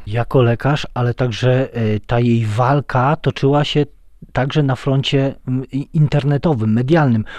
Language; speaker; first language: Polish; native; Polish